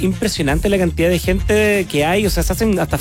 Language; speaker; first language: Spanish; native; Spanish